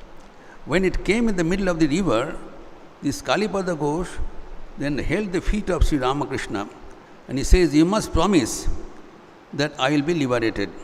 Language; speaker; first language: English; non-native, local second language; Hindi